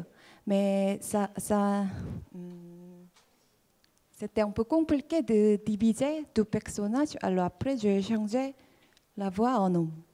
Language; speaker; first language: French; non-native, fluent; Korean